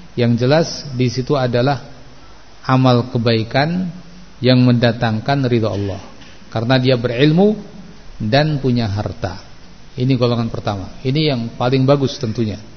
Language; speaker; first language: Indonesian; native; Indonesian